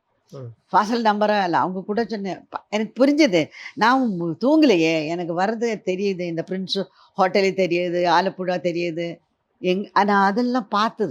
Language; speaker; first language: Tamil; non-native, learner; Malayalam